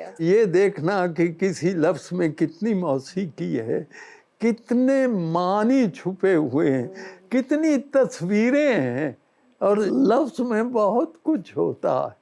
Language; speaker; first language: Urdu; non-native, local second language; Punjabi